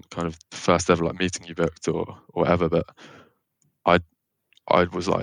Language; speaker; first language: English; native; English